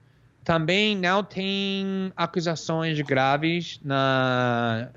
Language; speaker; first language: Portuguese; non-native, fluent; English